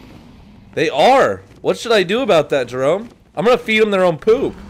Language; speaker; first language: English; native; English